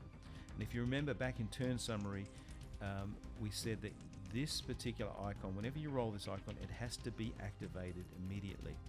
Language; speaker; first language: English; native; English